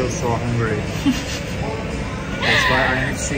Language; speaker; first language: English; non-native, learner; Turkish